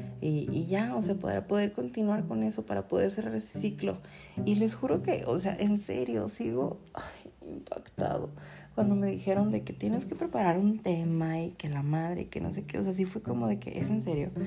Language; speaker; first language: Spanish; native; Spanish